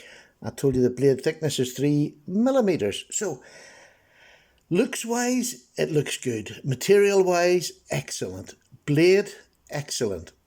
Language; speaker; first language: English; native; English